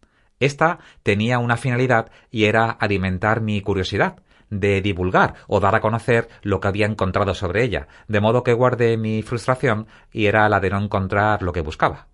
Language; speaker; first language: Spanish; native; Spanish